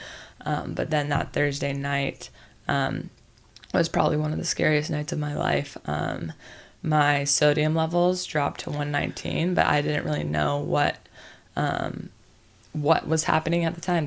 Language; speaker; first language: English; native; English